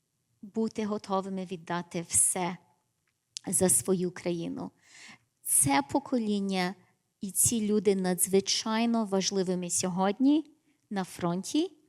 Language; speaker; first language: Ukrainian; early bilingual, heritage; English